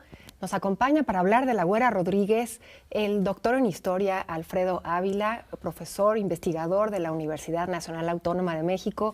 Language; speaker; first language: Spanish; native; Spanish